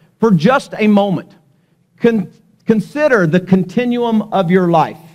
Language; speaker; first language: English; native; English